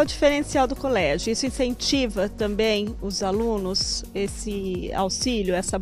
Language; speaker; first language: Portuguese; native; Portuguese